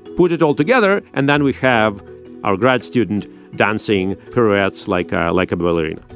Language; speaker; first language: English; non-native, fluent; Russian